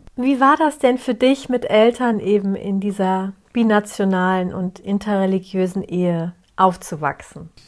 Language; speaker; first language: German; early bilingual, other home language; Turkish